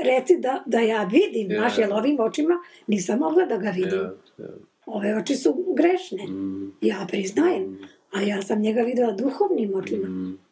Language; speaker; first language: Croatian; non-native, local second language; Slovak